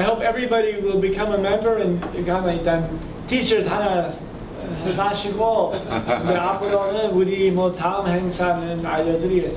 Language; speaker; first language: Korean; non-native, fluent; English